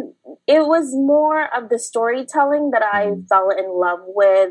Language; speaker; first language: English; early bilingual, other home language; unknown